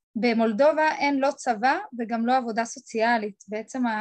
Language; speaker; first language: Hebrew; non-native, fluent; Russian